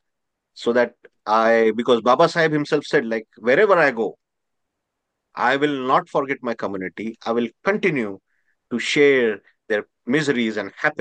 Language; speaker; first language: English; non-native, local second language; Marathi